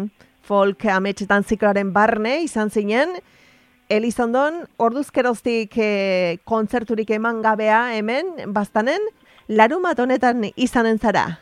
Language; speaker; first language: Basque; native; Basque